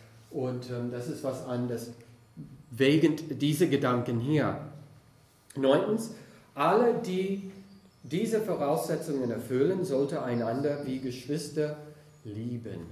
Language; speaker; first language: German; non-native, fluent; English